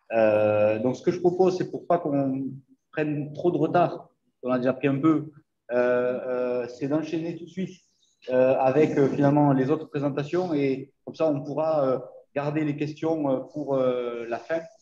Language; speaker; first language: French; native; French